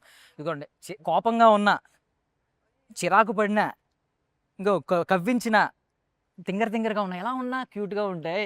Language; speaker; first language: Telugu; native; Telugu